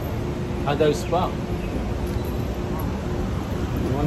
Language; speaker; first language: English; non-native, local second language; Filipino